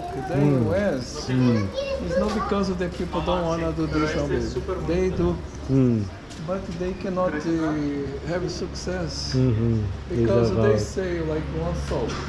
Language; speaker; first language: English; non-native, learner; Portuguese